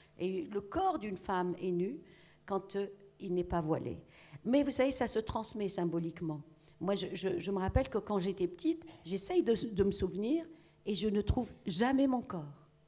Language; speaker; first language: French; non-native, local second language; Arabic